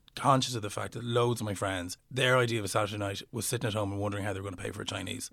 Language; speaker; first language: English; native; English